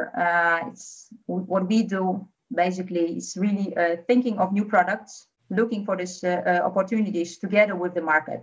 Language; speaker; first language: English; non-native, fluent; Polish